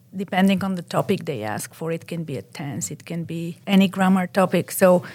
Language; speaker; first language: English; non-native, fluent; Bulgarian